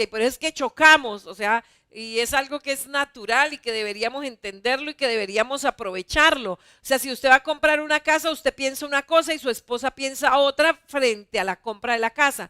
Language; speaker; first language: Spanish; native; Spanish